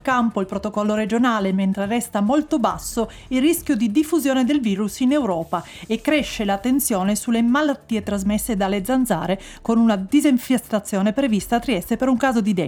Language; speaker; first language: Italian; native; Italian